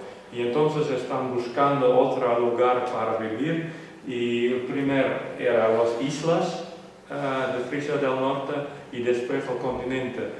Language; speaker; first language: Spanish; non-native, learner; Western Frisian